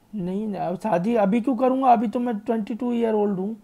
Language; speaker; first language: Hindi; native; Hindi